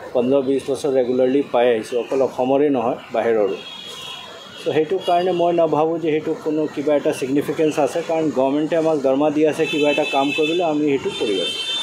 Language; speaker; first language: Assamese; non-native, fluent; Hindi